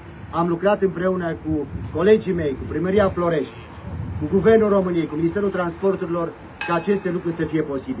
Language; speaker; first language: Romanian; native; Romanian